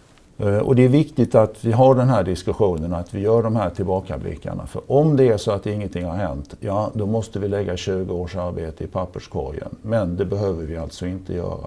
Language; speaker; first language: Swedish; native; Swedish